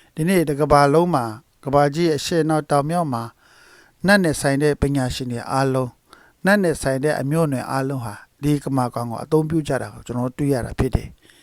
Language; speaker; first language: Burmese; non-native, local second language; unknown